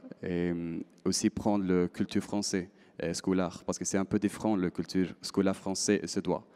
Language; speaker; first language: French; non-native, learner; Swedish